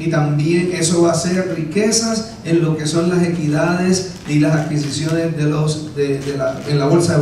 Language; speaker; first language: Spanish; native; Spanish